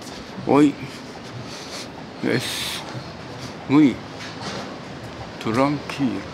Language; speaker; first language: Spanish; non-native, learner; Japanese